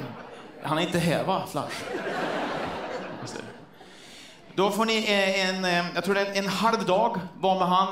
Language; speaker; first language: Swedish; native; Swedish